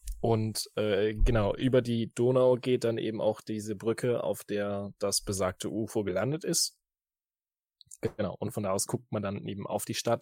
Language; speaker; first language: German; native; German